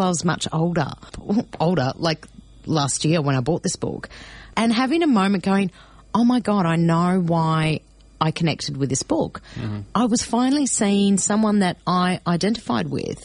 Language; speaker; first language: English; early bilingual, other home language; Greek